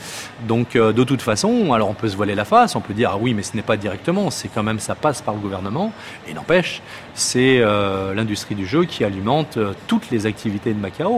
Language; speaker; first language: French; native; French